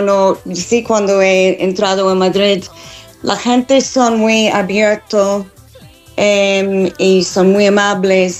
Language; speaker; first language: Spanish; non-native, learner; English